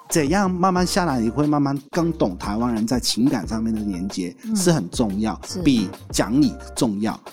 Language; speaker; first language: Chinese; non-native, local second language; Cantonese